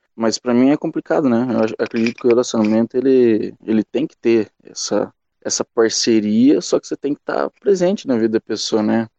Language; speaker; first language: Portuguese; native; Portuguese